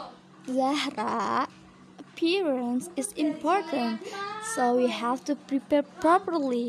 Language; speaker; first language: English; non-native, learner; Indonesian